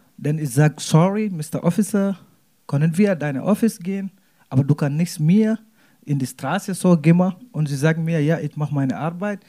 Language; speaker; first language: German; non-native, learner; Wolof